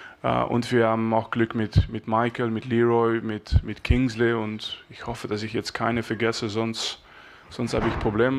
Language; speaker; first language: German; non-native, fluent; French